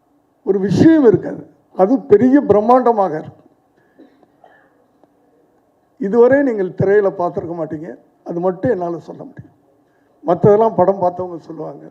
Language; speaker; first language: Tamil; native; Tamil